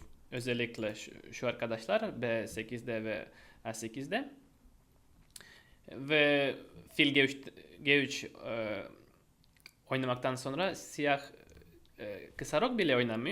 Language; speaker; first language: Turkish; non-native, fluent; Russian